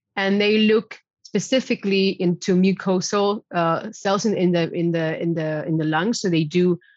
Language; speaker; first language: English; non-native, fluent; Spanish